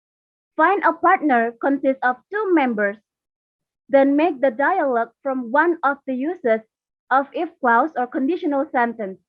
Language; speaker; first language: English; non-native, fluent; Indonesian